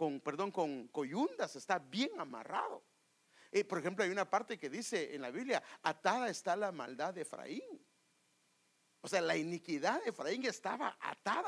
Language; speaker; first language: Spanish; native; Spanish